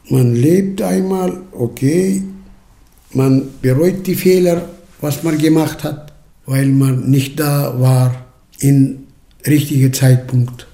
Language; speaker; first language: German; early bilingual, heritage; German